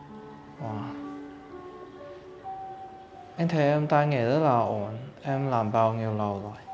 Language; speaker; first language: Vietnamese; non-native, fluent; Chinese